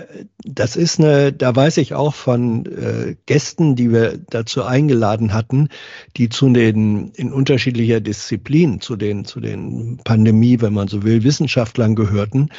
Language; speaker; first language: German; native; German